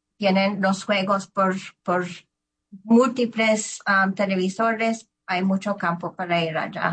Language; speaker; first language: Spanish; early bilingual, heritage; Spanish